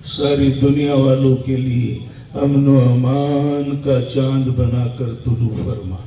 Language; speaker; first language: Hindi; non-native, local second language; Marathi